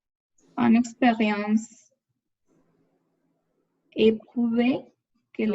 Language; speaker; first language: French; non-native, learner; Spanish